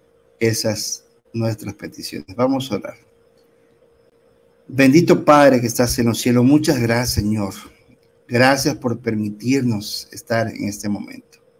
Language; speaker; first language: Spanish; native; Spanish